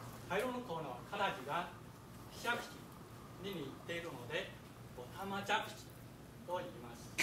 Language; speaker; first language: Japanese; non-native, fluent; Chinese